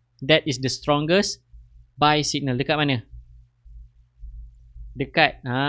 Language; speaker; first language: English; non-native, local second language; Malay